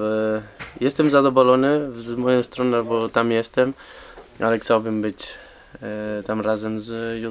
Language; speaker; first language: Polish; non-native, fluent; Spanish